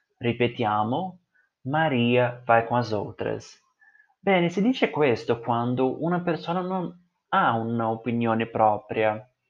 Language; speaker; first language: Italian; non-native, fluent; Portuguese